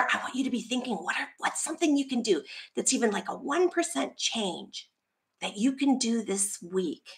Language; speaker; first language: English; native; English